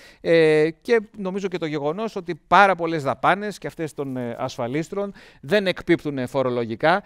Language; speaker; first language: Greek; native; Greek